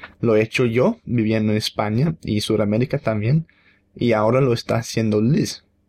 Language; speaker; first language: Spanish; non-native, fluent; English